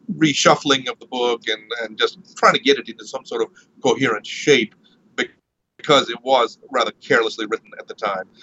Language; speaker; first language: English; early bilingual, other home language; Marathi